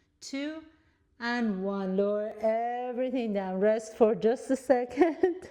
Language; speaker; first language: English; native; English